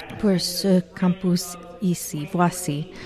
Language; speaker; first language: French; non-native, learner; English